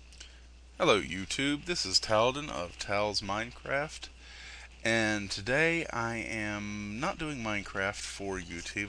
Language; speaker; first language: English; native; English